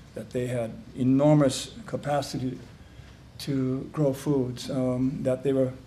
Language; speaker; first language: English; native; English